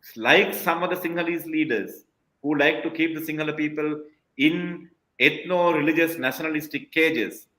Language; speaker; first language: English; non-native, local second language; Tamil